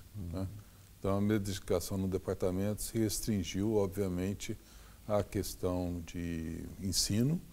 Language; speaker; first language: Portuguese; native; Portuguese